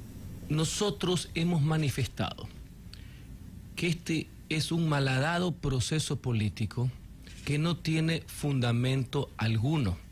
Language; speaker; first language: Spanish; native; Spanish